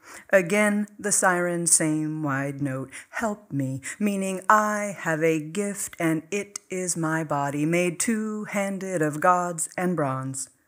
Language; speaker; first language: English; native; English